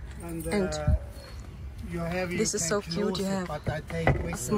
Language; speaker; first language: English; non-native, learner; German